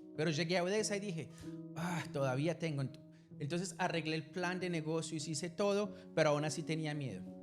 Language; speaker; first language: Spanish; native; Spanish